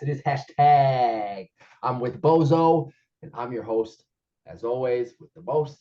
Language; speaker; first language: English; native; English